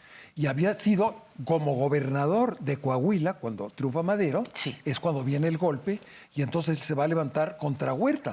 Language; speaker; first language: Spanish; native; Spanish